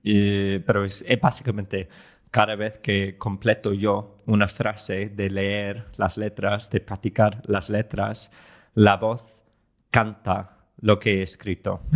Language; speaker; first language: Spanish; non-native, fluent; English